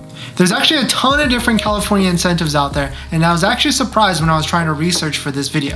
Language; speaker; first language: English; native; English